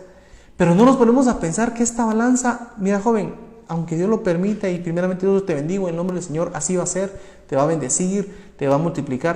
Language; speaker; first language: Spanish; native; Spanish